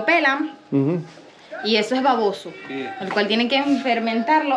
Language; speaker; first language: Spanish; native; Spanish